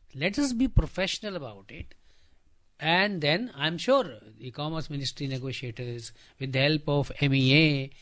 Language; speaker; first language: English; non-native, local second language; Hindi